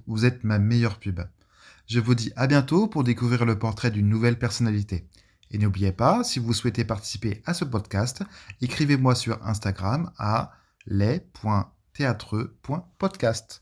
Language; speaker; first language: French; native; French